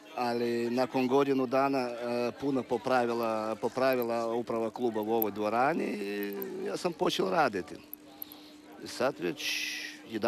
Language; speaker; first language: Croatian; non-native, fluent; Russian